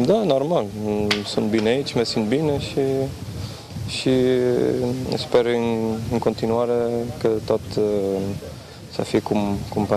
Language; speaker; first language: Romanian; non-native, learner; Portuguese